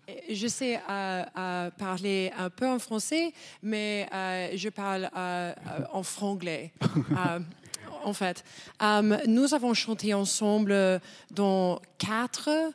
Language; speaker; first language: French; non-native, learner; English